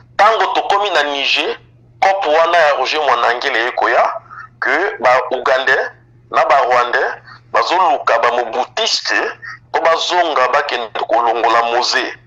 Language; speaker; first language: French; non-native, local second language; Lingala